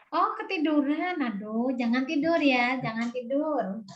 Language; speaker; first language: Indonesian; native; Indonesian